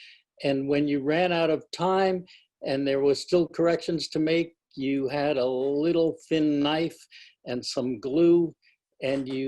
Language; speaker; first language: English; native; English